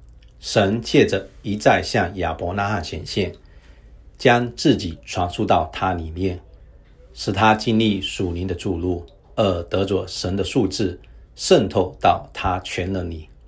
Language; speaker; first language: Chinese; native; Chinese